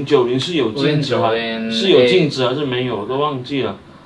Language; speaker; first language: Chinese; native; Chinese